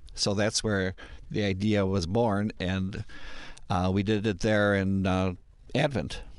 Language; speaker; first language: English; native; English